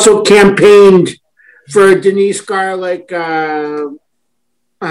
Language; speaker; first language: English; native; English